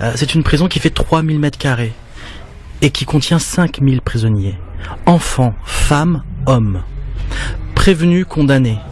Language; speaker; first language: French; native; French